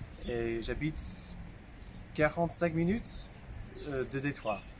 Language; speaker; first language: French; non-native, fluent; English